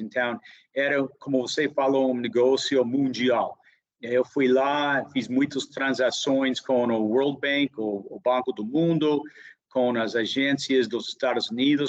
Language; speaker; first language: Portuguese; non-native, fluent; English